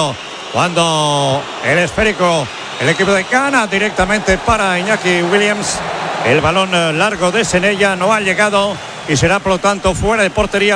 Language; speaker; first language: Spanish; native; Spanish